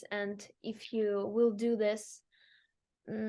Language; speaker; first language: English; non-native, fluent; Ukrainian